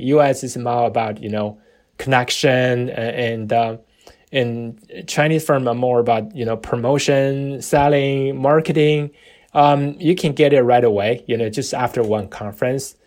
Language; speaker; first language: English; non-native, fluent; Chinese